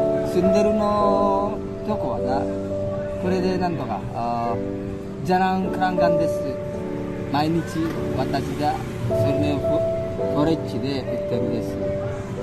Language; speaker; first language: Japanese; non-native, learner; Indonesian